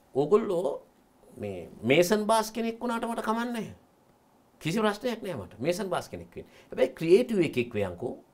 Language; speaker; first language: Sinhala; native; Sinhala